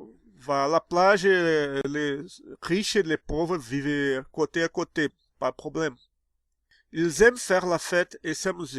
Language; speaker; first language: French; non-native, fluent; Portuguese